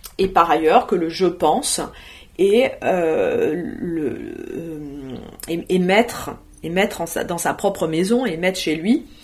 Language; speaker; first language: French; native; French